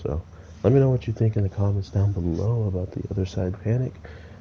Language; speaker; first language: English; native; English